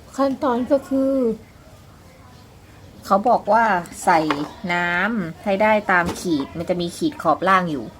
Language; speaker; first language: Thai; native; Thai